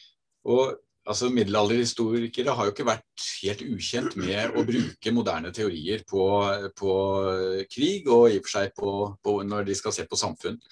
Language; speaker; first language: Norwegian; native; Norwegian